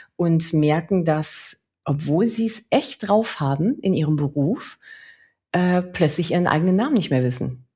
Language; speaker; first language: German; early bilingual, other home language; Spanish